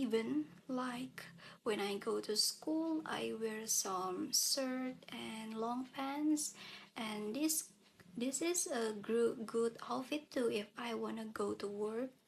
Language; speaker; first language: English; non-native, learner; Indonesian